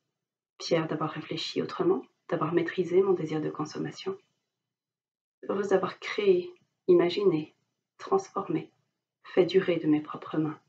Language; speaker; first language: French; native; French